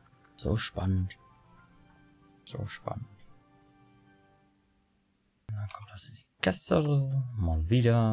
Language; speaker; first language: German; native; German